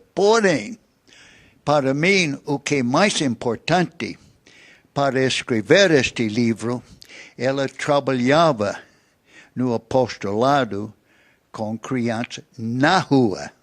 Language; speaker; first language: Portuguese; non-native, fluent; English